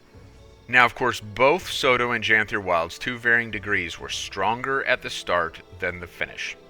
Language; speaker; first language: English; native; English